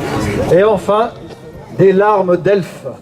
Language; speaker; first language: French; native; French